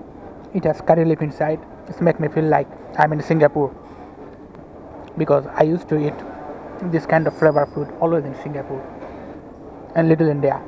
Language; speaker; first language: English; non-native, learner; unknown